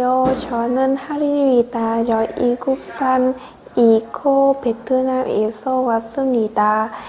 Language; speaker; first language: Korean; non-native, learner; Vietnamese